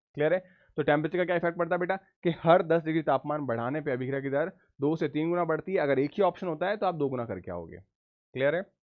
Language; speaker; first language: Hindi; native; Hindi